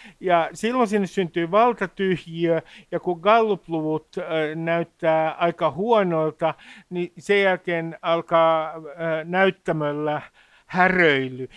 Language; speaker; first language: Finnish; native; Finnish